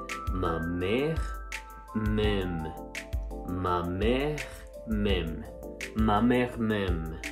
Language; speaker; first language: French; non-native, fluent; Spanish